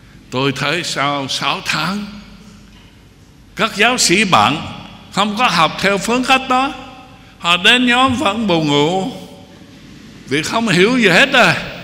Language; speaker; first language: Vietnamese; non-native, fluent; English